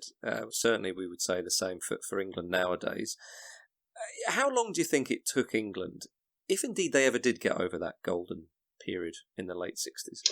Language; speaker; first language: English; native; English